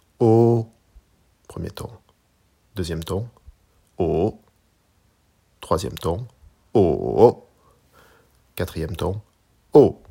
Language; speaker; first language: French; native; French